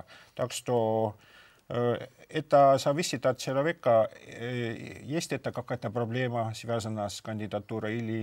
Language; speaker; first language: Russian; non-native, local second language; Estonian